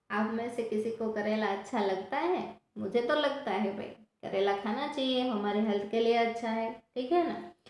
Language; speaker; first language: Hindi; non-native, local second language; Gujarati